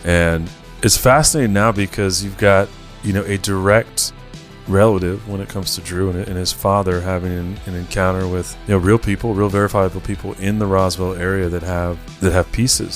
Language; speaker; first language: English; native; English